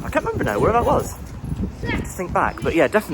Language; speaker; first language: English; native; English